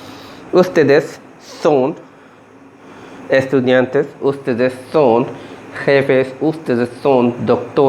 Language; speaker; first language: Spanish; non-native, learner; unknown